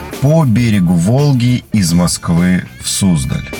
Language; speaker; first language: Russian; native; Russian